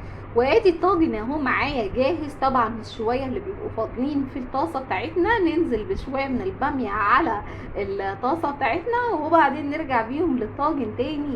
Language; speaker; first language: Arabic; native; Arabic